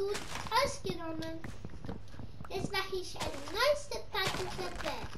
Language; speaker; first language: German; non-native, learner; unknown